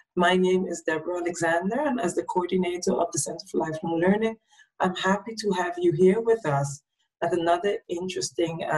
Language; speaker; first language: English; non-native, local second language; Papiamento